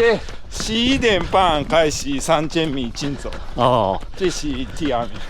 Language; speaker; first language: Chinese; non-native, learner; Japanese